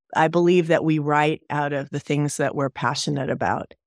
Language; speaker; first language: English; native; English